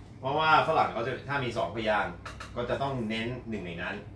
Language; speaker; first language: Thai; non-native, fluent; English